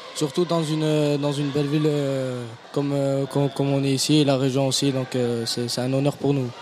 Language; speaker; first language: French; native; French